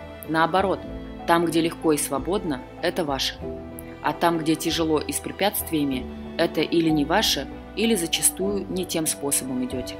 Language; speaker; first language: Russian; native; Russian